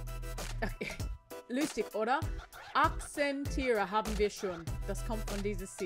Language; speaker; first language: German; non-native, learner; English